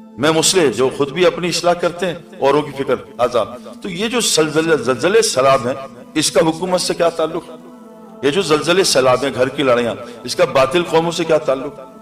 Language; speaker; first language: Urdu; native; Urdu